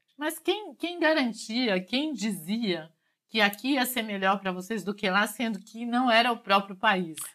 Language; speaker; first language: Portuguese; native; Portuguese